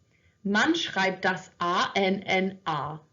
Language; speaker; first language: German; non-native, fluent; English